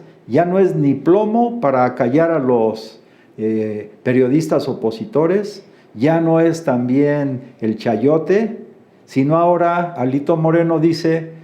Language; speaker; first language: Spanish; native; Spanish